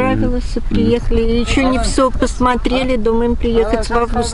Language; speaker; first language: Russian; native; Russian